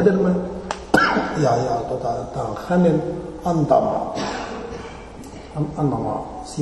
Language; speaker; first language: Finnish; non-native, learner; Chinese